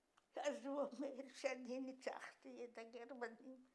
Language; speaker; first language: Hebrew; non-native, fluent; Polish